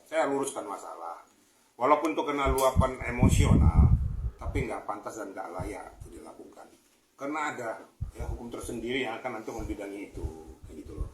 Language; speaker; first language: Indonesian; native; Indonesian